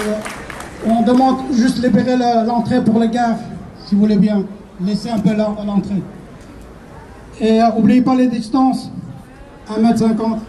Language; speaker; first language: French; non-native, fluent; Uyghur